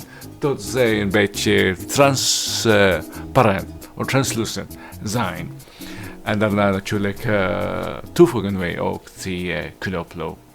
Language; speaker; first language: Dutch; non-native, learner; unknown